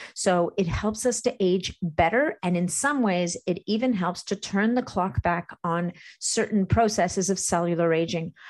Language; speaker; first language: English; native; English